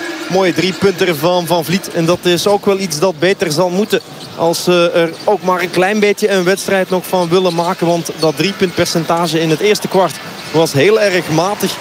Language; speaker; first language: Dutch; native; Dutch